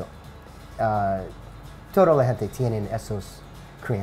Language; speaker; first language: Spanish; non-native, learner; English